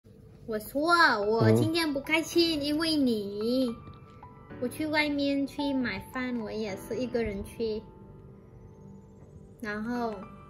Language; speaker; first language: Chinese; non-native, fluent; Vietnamese